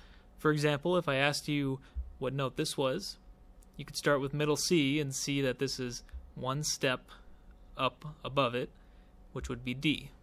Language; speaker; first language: English; native; English